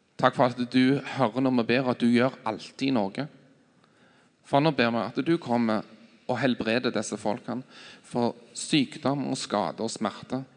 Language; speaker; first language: Norwegian; native; Norwegian